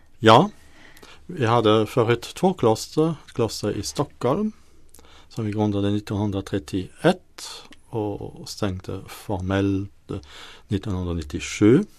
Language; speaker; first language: Swedish; non-native, fluent; French